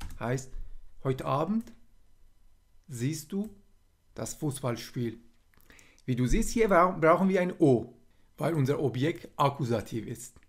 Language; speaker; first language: German; non-native, fluent; Persian